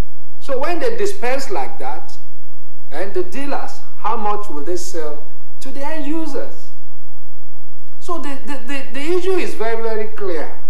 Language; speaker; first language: English; non-native, local second language; Yoruba